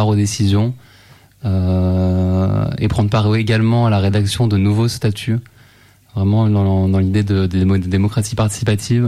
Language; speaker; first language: French; native; French